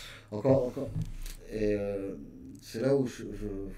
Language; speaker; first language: French; native; French